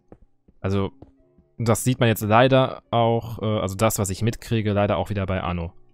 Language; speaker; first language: German; native; German